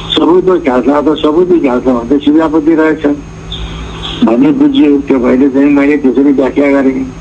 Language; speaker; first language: Nepali; non-native, local second language; Gurung